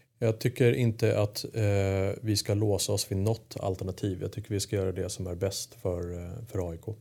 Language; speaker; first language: Swedish; native; Swedish